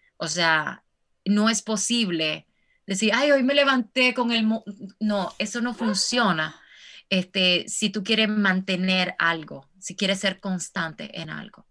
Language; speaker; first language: Spanish; native; Spanish